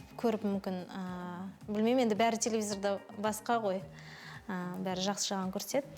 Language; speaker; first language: Kazakh; non-native, local second language; Russian